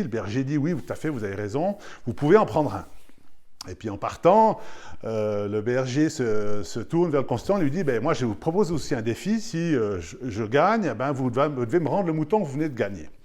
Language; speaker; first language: French; native; French